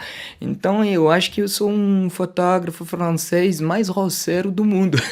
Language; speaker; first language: Portuguese; non-native, fluent; French